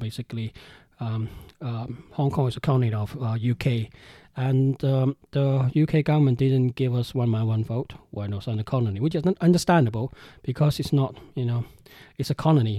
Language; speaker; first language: English; non-native, local second language; Cantonese